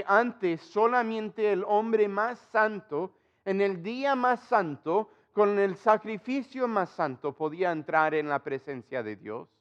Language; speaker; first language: Spanish; non-native, fluent; English